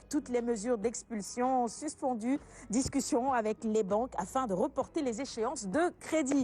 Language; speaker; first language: French; non-native, local second language; Wolof